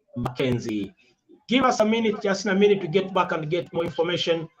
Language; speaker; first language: English; non-native, local second language; Swahili